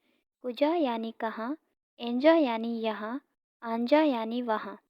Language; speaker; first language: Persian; non-native, fluent; Urdu